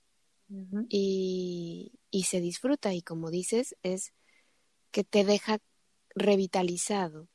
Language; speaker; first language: Spanish; native; Spanish